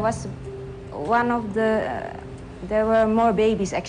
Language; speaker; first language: English; early bilingual, other home language; Dutch